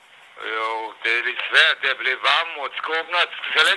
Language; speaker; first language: Danish; non-native, learner; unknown